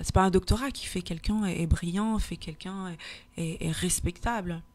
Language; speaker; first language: French; native; French